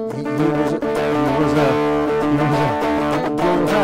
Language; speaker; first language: English; native; English